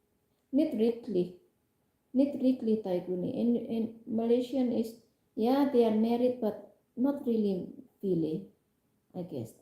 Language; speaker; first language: English; non-native, fluent; Indonesian